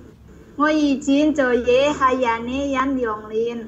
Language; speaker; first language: Cantonese; non-native, learner; Indonesian